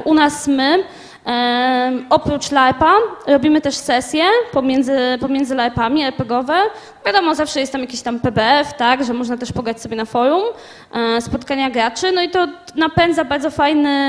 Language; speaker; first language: Polish; native; Polish